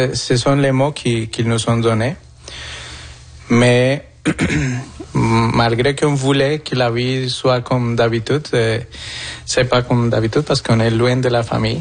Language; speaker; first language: French; non-native, fluent; Spanish